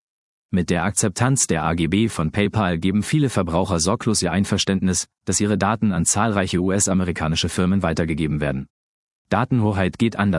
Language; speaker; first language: German; native; German